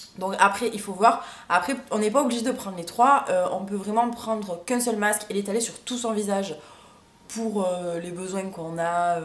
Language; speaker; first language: French; native; French